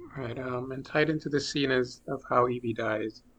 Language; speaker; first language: English; early bilingual, other home language; Filipino